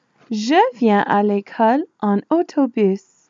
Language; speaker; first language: French; non-native, learner; English